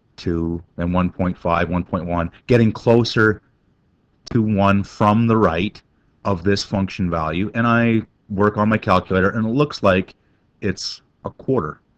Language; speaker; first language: English; native; English